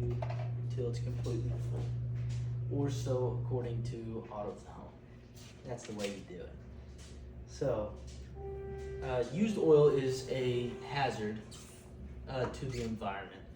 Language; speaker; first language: English; native; English